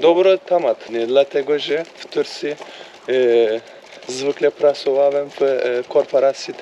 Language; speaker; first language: Polish; non-native, learner; Turkish